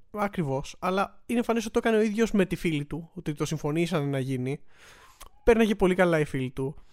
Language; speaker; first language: Greek; native; Greek